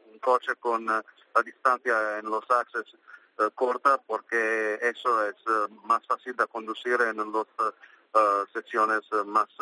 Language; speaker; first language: Spanish; non-native, learner; Italian